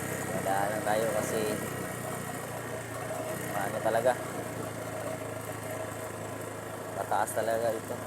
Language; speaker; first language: Filipino; non-native, local second language; Cebuano